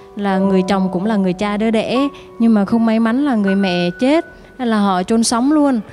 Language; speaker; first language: Vietnamese; non-native, local second language; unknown